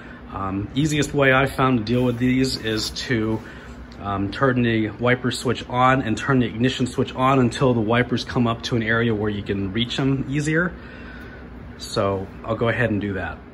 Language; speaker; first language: English; native; English